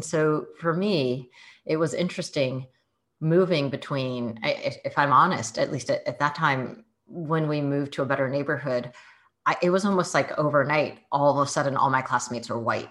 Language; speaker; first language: English; early bilingual, other home language; Chinese